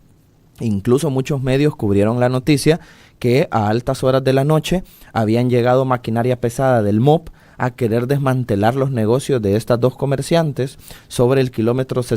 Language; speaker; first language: Spanish; native; Spanish